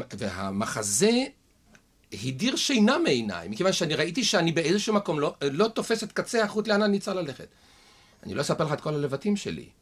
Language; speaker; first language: Hebrew; native; Hebrew